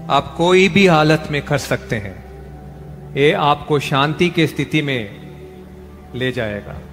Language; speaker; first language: Hindi; non-native, local second language; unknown